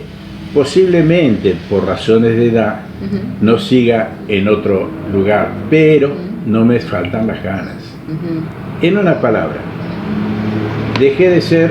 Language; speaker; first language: Spanish; native; Spanish